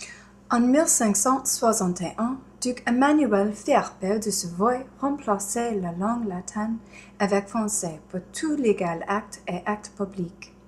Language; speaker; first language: French; non-native, learner; English